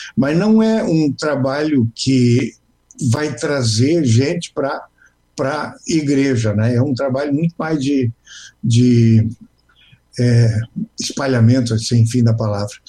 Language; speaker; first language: Portuguese; native; Portuguese